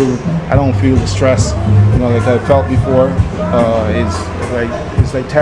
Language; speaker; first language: English; native; English